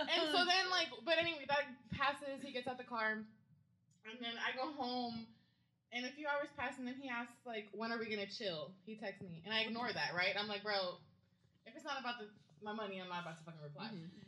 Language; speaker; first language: English; native; English